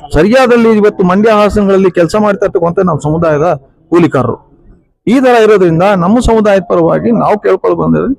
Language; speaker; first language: Kannada; non-native, local second language; Lambadi